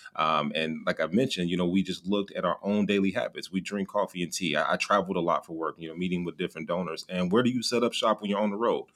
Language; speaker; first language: English; native; English